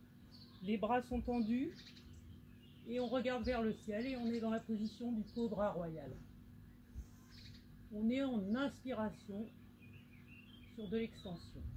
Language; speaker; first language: French; native; French